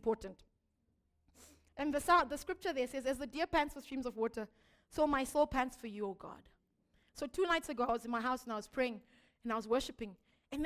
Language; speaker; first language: English; non-native, local second language; Shona